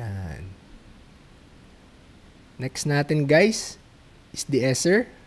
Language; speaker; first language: Filipino; native; Filipino